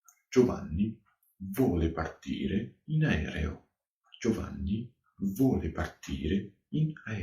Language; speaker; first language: Italian; non-native, fluent; Georgian